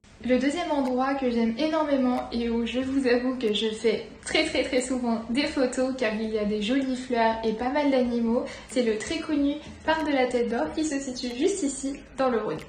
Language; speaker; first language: French; native; French